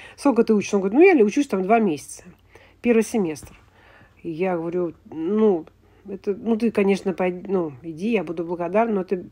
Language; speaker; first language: Russian; native; Russian